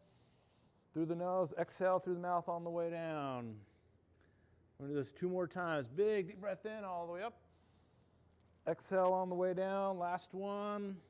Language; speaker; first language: English; native; English